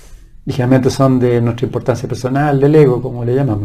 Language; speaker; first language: Spanish; native; Spanish